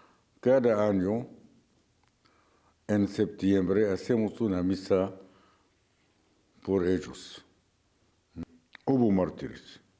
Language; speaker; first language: Spanish; non-native, fluent; Arabic